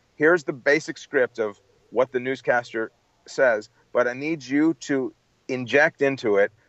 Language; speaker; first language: English; native; English